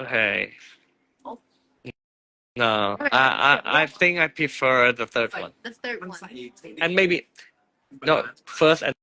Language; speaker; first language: English; non-native, learner; Thai